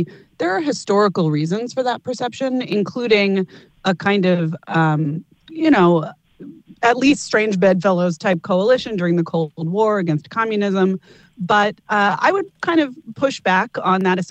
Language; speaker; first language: English; native; English